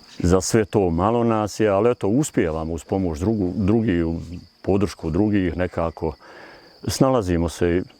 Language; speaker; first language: Bosnian; native; Bosnian